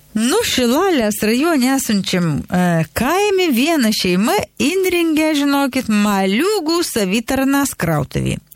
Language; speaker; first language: Lithuanian; native; Lithuanian